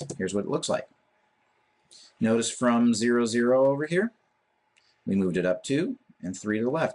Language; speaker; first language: English; native; English